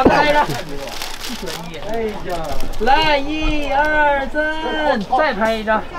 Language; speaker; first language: Chinese; native; Chinese